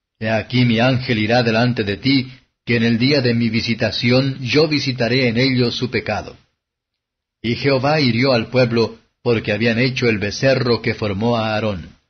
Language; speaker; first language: Spanish; non-native, fluent; Portuguese